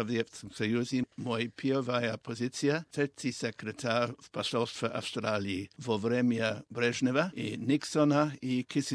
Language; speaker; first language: Russian; non-native, learner; English